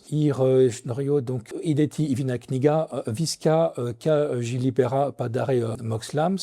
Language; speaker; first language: Lithuanian; non-native, fluent; French